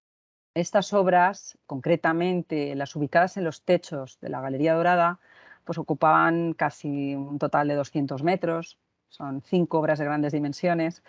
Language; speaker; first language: Spanish; native; Spanish